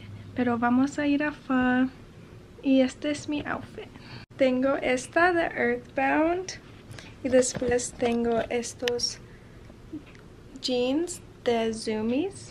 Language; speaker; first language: Spanish; early bilingual, heritage; Spanish